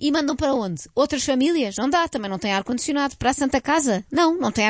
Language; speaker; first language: Portuguese; native; Portuguese